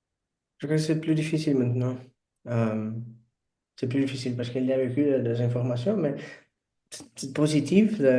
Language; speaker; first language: French; non-native, learner; Portuguese